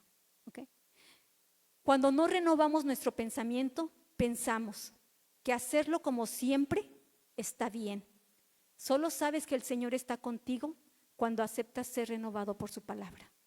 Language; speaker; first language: Spanish; native; Spanish